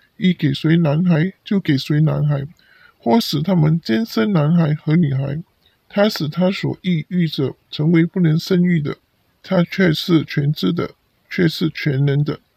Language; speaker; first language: Chinese; non-native, local second language; Cantonese